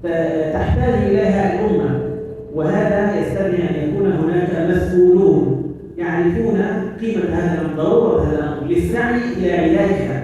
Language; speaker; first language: Arabic; native; Arabic